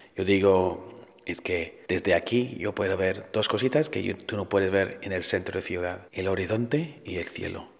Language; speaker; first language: Spanish; non-native, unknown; English